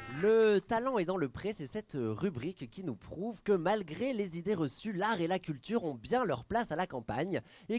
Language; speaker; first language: French; native; French